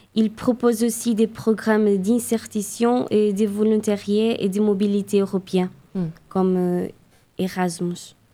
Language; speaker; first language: French; non-native, learner; Portuguese